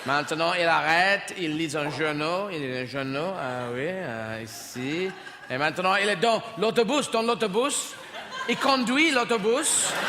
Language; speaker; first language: French; non-native, fluent; English